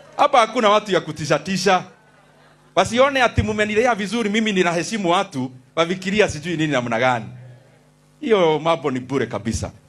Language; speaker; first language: Swahili; non-native, local second language; Kikuyu